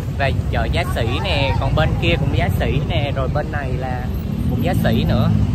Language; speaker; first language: Vietnamese; native; Vietnamese